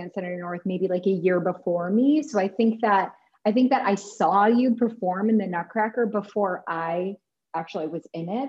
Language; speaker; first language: English; native; English